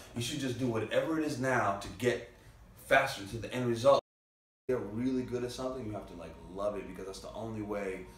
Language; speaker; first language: English; native; English